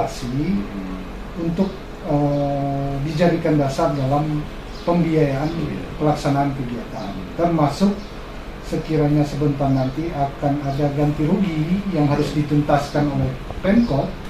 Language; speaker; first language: Indonesian; native; Indonesian